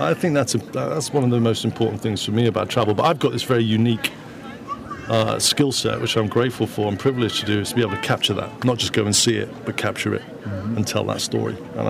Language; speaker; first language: English; native; English